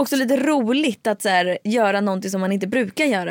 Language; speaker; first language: Swedish; native; Swedish